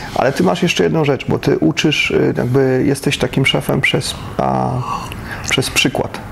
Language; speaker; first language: Polish; native; Polish